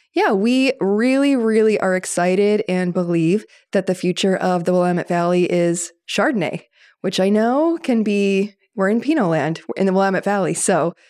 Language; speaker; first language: English; native; English